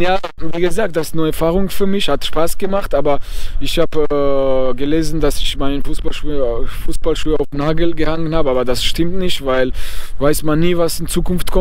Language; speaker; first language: German; non-native, fluent; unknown